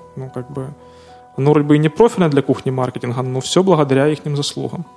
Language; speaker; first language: Russian; non-native, local second language; Ukrainian